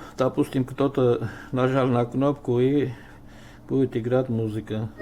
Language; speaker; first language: Russian; non-native, local second language; Armenian